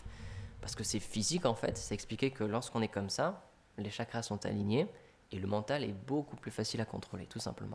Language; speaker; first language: French; native; French